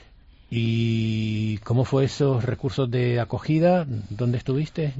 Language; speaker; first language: Spanish; native; Spanish